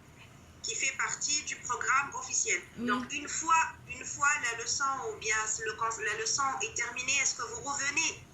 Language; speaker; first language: French; non-native, local second language; Arabic